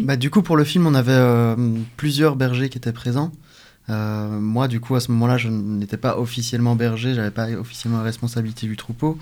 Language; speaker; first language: French; native; French